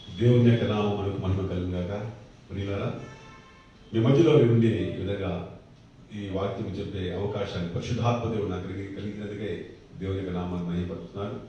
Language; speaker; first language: Telugu; native; Telugu